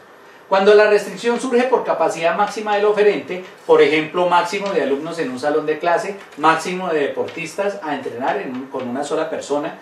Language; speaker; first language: Spanish; native; Spanish